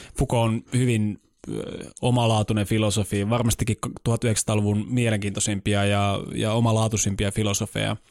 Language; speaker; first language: Finnish; native; Finnish